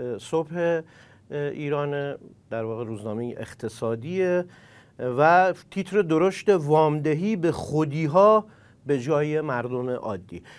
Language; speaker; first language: Persian; non-native, local second language; Central Kurdish